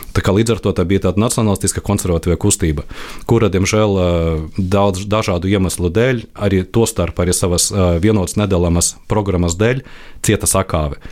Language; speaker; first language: Latvian; non-native, local second language; Russian